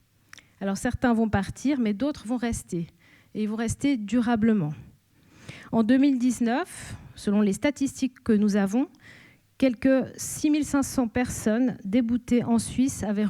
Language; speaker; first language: French; native; French